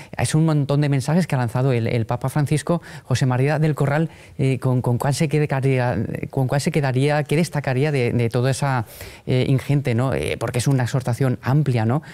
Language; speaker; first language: Spanish; native; Spanish